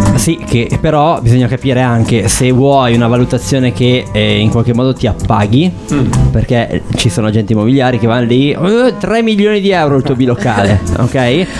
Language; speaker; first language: Italian; native; Italian